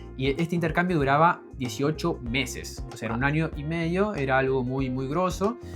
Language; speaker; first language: Spanish; native; Spanish